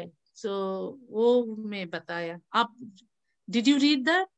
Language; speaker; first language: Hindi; non-native, learner; Bangla